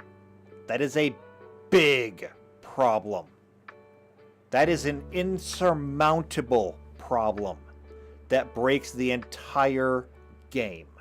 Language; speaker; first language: English; native; English